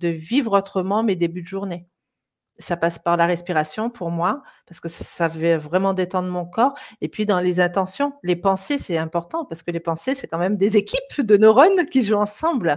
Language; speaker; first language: French; native; French